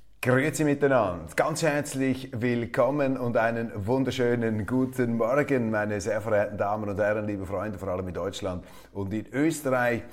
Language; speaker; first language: German; native; German